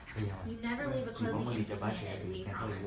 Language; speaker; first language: English; native; English